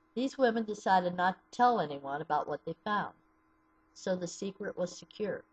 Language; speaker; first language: English; native; English